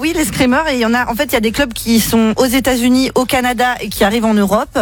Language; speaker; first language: French; native; French